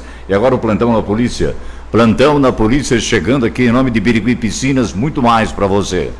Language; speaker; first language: Portuguese; native; Portuguese